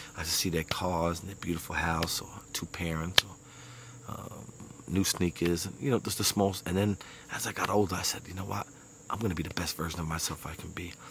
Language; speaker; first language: English; native; English